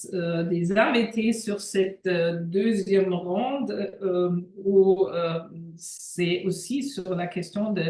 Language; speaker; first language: French; non-native, fluent; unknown